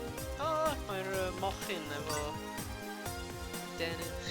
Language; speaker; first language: Welsh; non-native, local second language; English